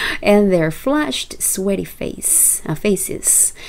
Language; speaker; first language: English; non-native, fluent; Korean